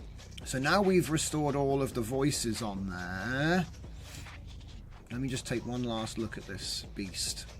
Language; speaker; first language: English; native; English